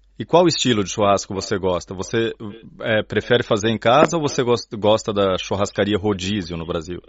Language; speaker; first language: Portuguese; native; Portuguese